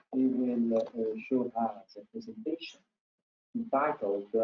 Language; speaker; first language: English; non-native, fluent; Italian